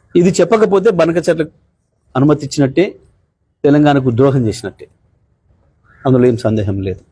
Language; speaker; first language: Telugu; native; Telugu